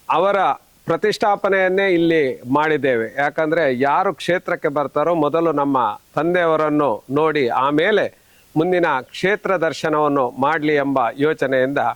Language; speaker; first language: Kannada; native; Kannada